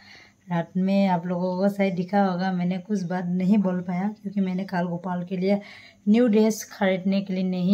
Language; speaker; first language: Hindi; non-native, local second language; Assamese